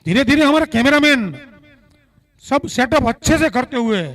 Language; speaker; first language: Hindi; non-native, local second language; Gujarati